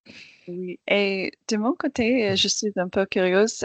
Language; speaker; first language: French; non-native, fluent; English